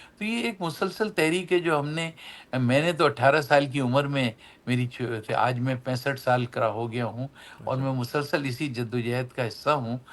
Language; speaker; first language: Urdu; native; Urdu